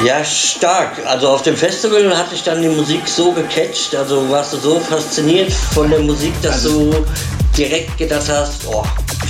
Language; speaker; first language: German; native; German